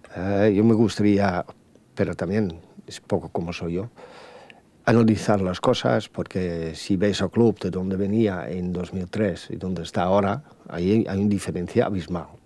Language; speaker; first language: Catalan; non-native, learner; Dutch